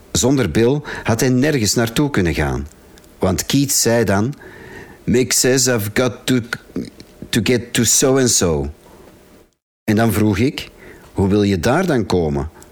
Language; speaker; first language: Dutch; native; Dutch